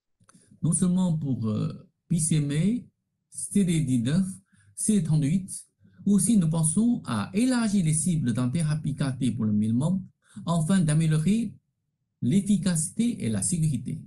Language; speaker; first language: French; non-native, fluent; Chinese